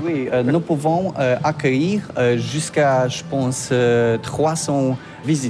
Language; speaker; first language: French; non-native, learner; Polish